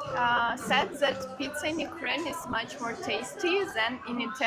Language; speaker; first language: English; non-native, learner; Ukrainian